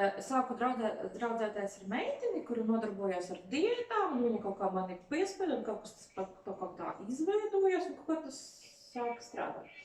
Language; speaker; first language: Latvian; non-native, local second language; Russian